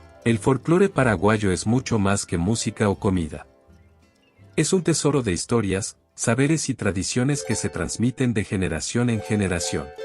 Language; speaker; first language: Spanish; native; Spanish